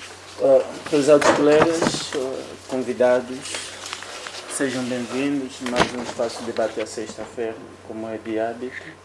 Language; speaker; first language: Portuguese; native; Portuguese